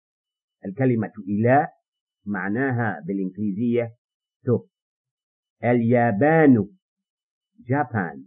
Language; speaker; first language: Arabic; non-native, fluent; English